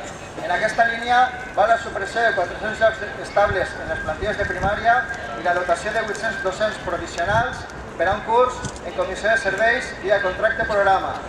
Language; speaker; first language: Catalan; native; Catalan